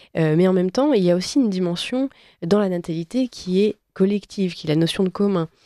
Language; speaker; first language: French; native; French